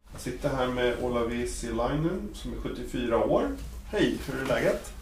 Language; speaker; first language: Swedish; native; Swedish